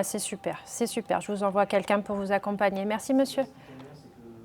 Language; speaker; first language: French; native; French